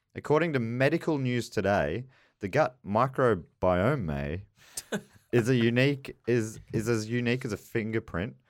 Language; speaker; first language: English; early bilingual, other home language; German